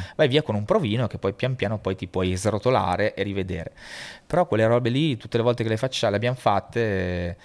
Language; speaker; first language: Italian; native; Italian